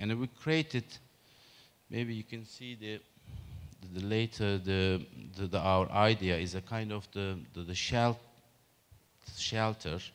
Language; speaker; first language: English; non-native, learner; Turkish